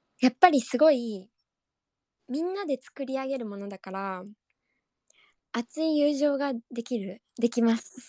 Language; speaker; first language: Japanese; native; Japanese